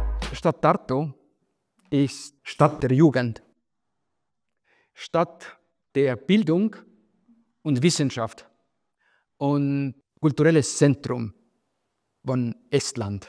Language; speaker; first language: German; non-native, fluent; Estonian